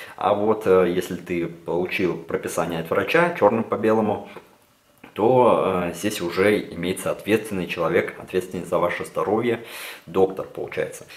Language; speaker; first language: Russian; early bilingual, heritage; Russian